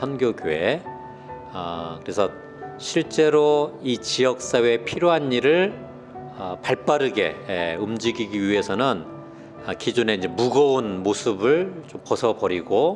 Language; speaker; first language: Korean; native; Korean